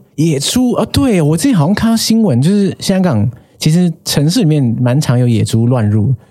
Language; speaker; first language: Chinese; native; Chinese